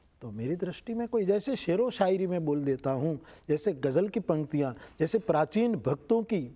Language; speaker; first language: Hindi; non-native, local second language; Gujarati